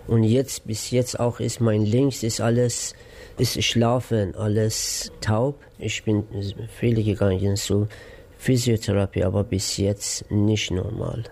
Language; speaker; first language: German; non-native, learner; Persian